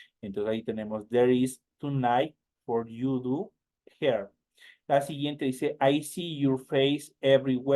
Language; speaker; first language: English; non-native, learner; Spanish